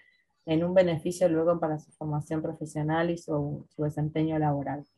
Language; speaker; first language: Spanish; native; Spanish